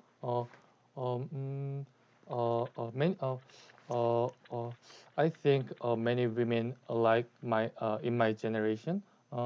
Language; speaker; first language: English; non-native, learner; Korean